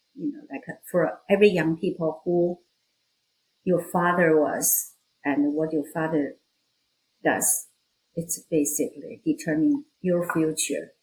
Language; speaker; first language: English; non-native, fluent; Chinese